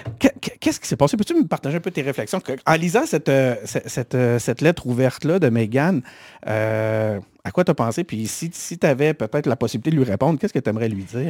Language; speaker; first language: French; native; French